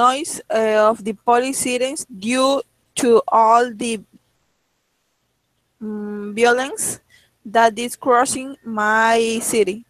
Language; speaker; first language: English; non-native, learner; Spanish